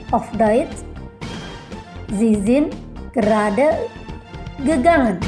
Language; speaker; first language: German; non-native, fluent; Indonesian